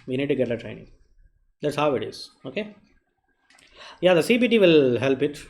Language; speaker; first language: English; non-native, local second language; Tamil